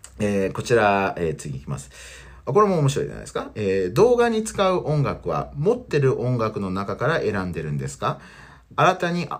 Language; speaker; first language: Japanese; native; Japanese